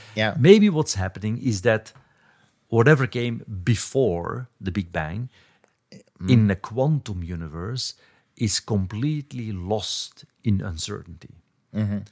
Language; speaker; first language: English; non-native, fluent; Dutch